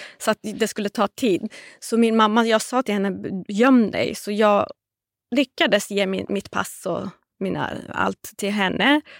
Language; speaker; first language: Swedish; non-native, fluent; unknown